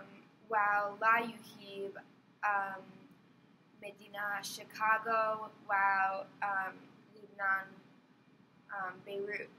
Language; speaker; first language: Arabic; non-native, learner; English